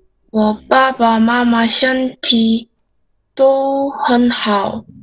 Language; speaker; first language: Chinese; non-native, learner; Korean